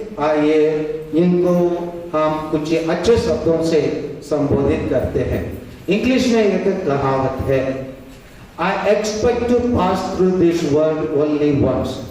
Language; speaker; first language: Hindi; non-native, local second language; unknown